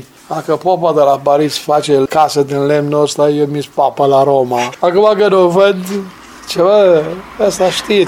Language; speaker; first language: Romanian; native; Romanian